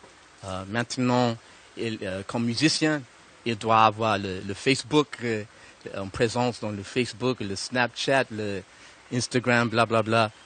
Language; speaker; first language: French; non-native, learner; English